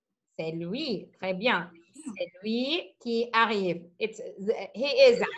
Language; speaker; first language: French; non-native, fluent; Arabic